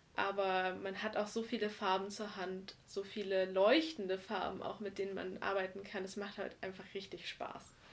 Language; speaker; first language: German; native; German